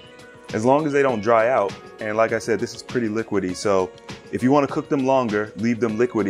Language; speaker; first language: English; native; English